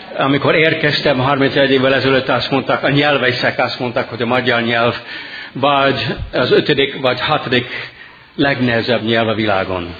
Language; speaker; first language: Hungarian; non-native, fluent; English